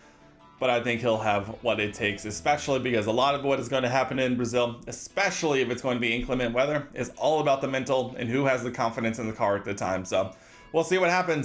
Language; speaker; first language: English; native; English